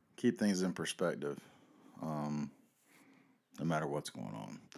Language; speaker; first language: English; native; English